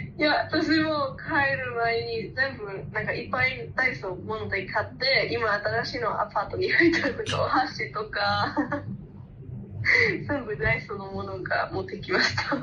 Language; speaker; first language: Japanese; non-native, learner; German